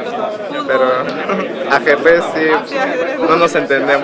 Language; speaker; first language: Spanish; native; Spanish